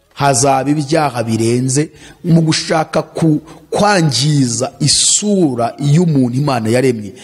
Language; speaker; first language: Kinyarwanda; native; Kinyarwanda